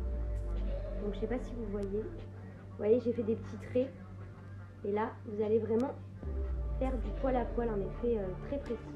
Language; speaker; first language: French; native; French